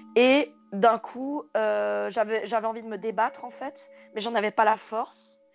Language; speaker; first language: French; native; French